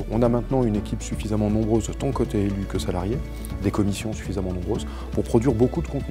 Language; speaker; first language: French; native; French